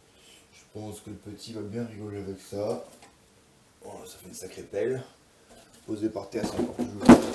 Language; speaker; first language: French; native; French